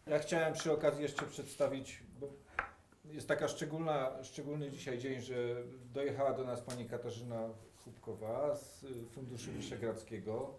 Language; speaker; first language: Polish; native; Polish